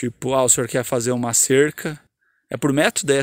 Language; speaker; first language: Portuguese; native; Portuguese